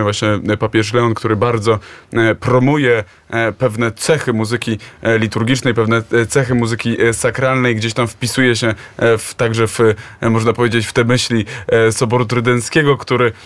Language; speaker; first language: Polish; native; Polish